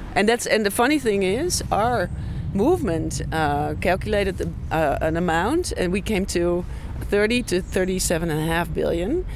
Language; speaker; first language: English; non-native, fluent; Dutch